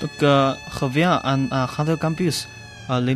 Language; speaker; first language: French; non-native, learner; Chinese